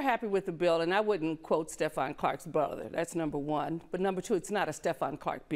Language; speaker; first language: English; native; English